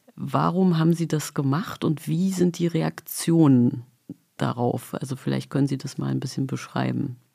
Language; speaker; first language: German; native; German